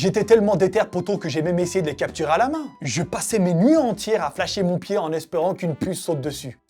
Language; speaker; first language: French; native; French